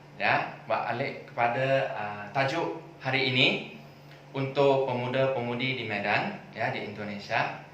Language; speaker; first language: Malay; non-native, local second language; Chinese